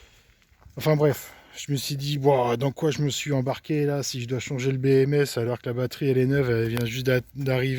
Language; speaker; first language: French; native; French